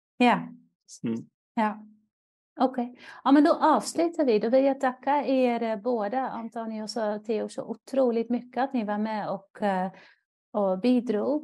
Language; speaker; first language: Swedish; non-native, fluent; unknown